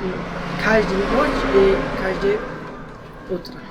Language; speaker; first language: Russian; non-native, local second language; Tajik